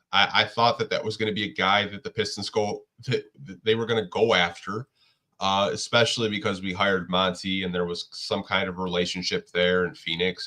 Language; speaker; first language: English; native; English